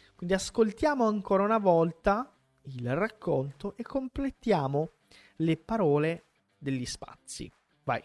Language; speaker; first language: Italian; non-native, fluent; Portuguese